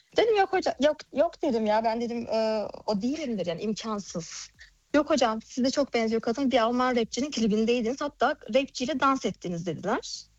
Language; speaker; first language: Turkish; early bilingual, heritage; Turkish